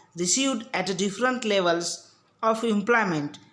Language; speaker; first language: English; non-native, local second language; Marathi